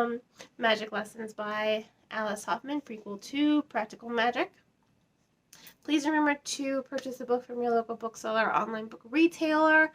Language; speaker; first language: English; native; English